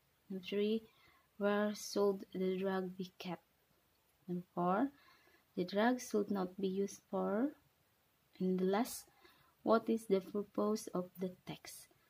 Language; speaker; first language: English; non-native, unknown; Indonesian